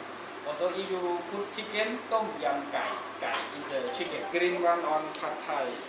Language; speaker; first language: English; non-native, learner; Thai